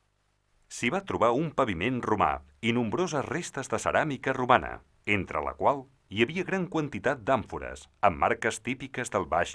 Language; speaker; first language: Catalan; native; Catalan